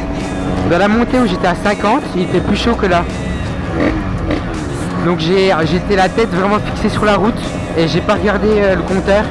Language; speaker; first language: French; native; French